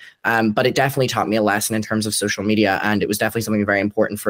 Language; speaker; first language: English; native; English